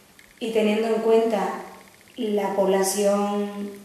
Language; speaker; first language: Spanish; native; Spanish